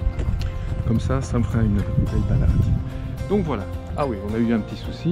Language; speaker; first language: French; native; French